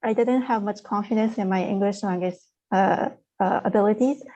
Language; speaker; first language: English; non-native, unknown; Japanese